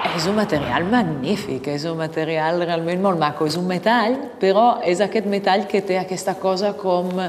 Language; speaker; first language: Catalan; non-native, fluent; Italian